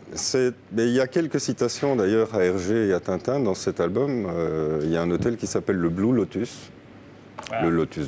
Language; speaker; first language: French; native; French